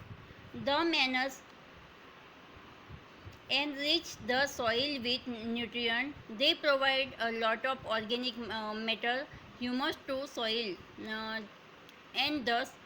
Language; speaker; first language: English; non-native, local second language; Hindi